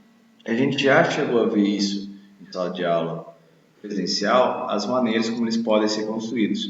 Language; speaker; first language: Portuguese; native; Portuguese